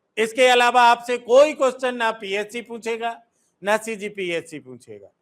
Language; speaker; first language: Hindi; native; Hindi